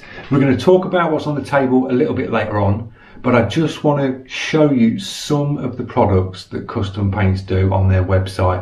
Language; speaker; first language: English; native; English